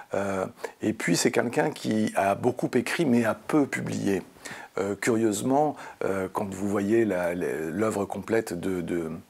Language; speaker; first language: French; native; French